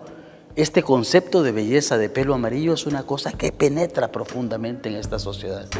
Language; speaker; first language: Spanish; native; Spanish